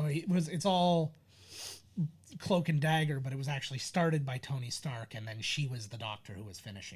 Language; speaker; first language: English; native; English